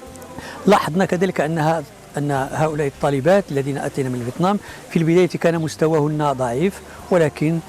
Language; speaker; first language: Arabic; native; Arabic